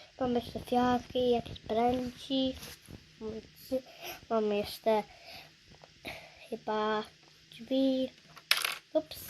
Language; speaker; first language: Polish; early bilingual, heritage; Polish